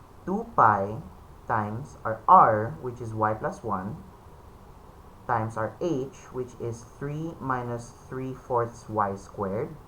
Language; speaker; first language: English; non-native, local second language; Filipino